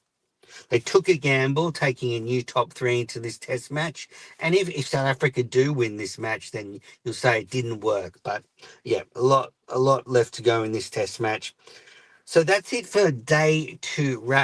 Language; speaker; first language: English; native; English